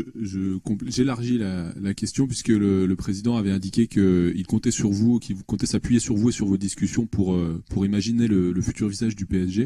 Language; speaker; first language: French; native; French